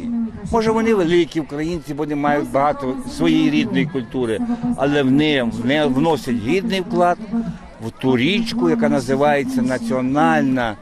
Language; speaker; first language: Ukrainian; native; Ukrainian